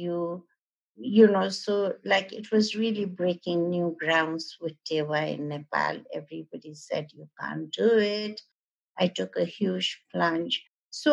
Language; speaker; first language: English; non-native, local second language; Nepali